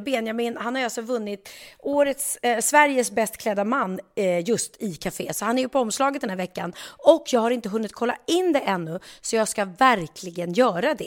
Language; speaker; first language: Swedish; native; Swedish